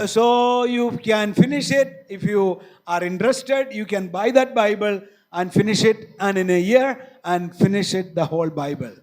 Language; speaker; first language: English; non-native, local second language; Malayalam